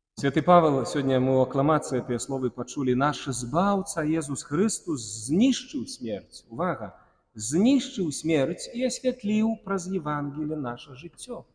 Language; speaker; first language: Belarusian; non-native, local second language; Russian